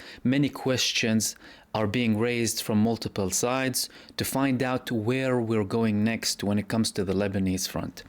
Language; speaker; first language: English; non-native, fluent; Arabic